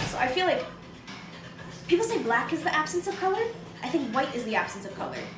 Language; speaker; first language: English; early bilingual, other home language; Korean